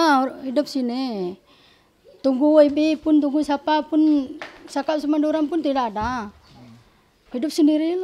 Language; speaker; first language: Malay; non-native, local second language; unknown